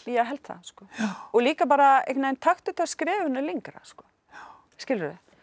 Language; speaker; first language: Icelandic; non-native, fluent; Arabic